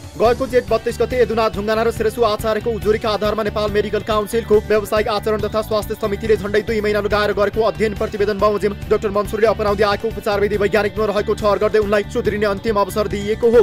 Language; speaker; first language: Nepali; native; Nepali